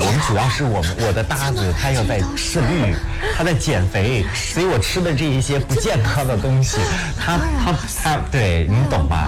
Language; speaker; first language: Chinese; native; Chinese